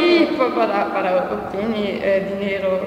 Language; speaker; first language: Spanish; non-native, learner; French